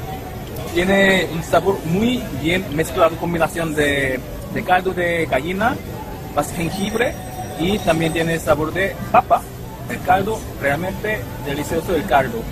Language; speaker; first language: Spanish; non-native, learner; Korean